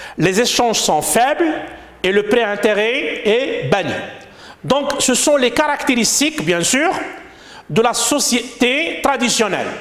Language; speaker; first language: French; non-native, local second language; Arabic